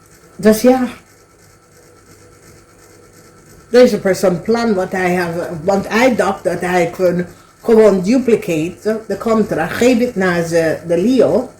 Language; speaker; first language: Dutch; non-native, learner; English